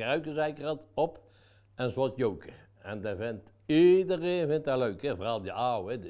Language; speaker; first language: Dutch; native; Dutch